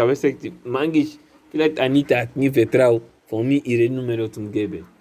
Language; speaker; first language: German; non-native, learner; Lingala